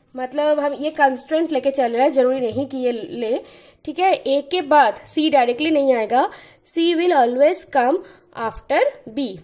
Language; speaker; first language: Hindi; non-native, local second language; Bangla